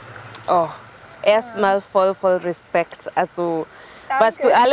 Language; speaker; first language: German; non-native, fluent; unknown